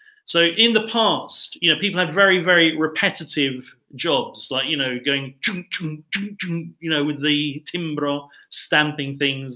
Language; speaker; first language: English; native; English